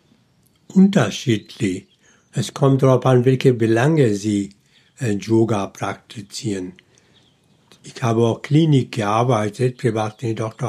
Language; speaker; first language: German; non-native, fluent; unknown